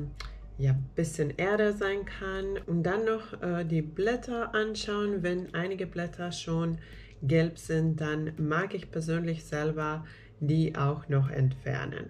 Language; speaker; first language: German; non-native, fluent; Finnish